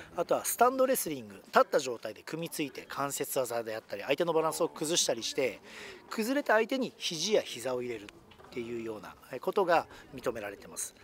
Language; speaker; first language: Japanese; native; Japanese